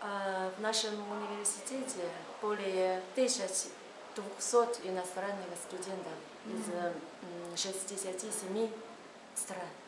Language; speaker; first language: Russian; non-native, learner; Chinese